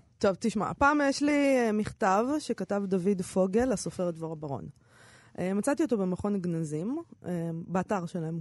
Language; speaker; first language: Hebrew; native; Hebrew